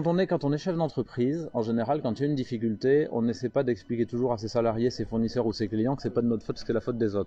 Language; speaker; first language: French; native; French